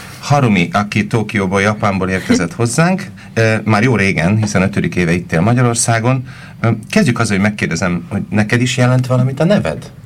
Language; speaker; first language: Hungarian; native; Hungarian